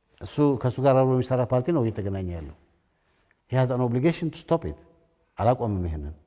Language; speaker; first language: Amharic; non-native, local second language; Tigrinya